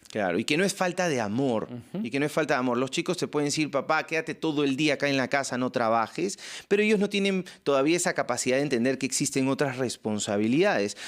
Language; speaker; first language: Spanish; native; Spanish